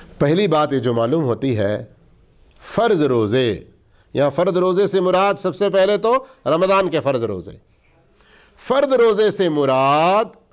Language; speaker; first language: Urdu; native; Urdu